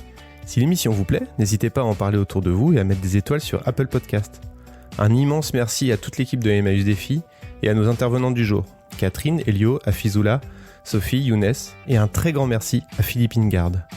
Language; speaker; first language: French; native; French